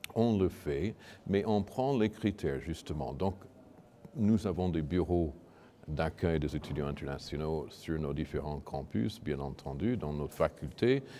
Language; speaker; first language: French; non-native, fluent; English